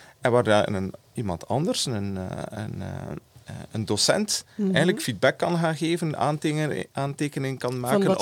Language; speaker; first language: Dutch; native; Dutch